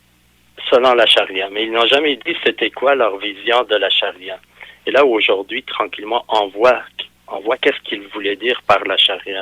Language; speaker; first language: French; non-native, fluent; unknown